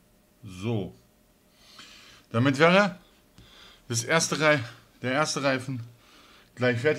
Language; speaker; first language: German; native; German